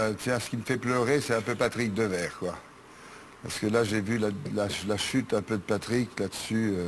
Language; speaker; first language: French; native; French